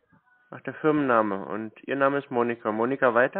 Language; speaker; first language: German; native; German